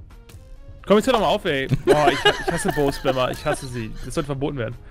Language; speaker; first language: German; native; German